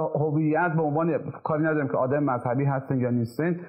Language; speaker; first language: Persian; native; Persian